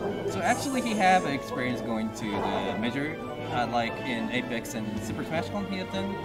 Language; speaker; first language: English; non-native, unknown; Japanese